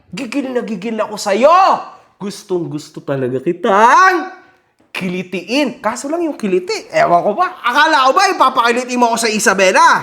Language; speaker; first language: Filipino; native; Filipino